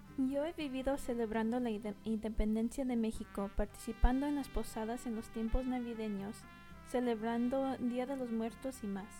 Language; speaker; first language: Spanish; early bilingual, heritage; Spanish